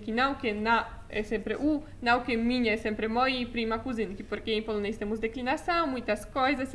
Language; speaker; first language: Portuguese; non-native, fluent; Polish